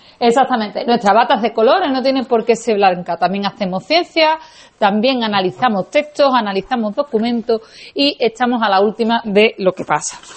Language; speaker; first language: Spanish; native; Spanish